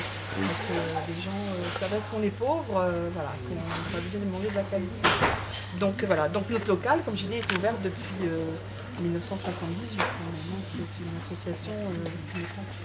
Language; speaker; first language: French; native; French